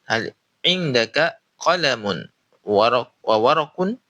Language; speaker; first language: Arabic; non-native, fluent; Indonesian